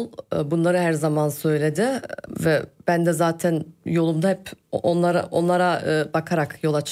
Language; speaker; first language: Turkish; early bilingual, heritage; Turkish